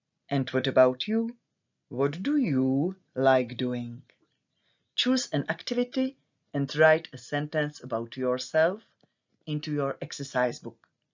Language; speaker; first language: English; non-native, fluent; Czech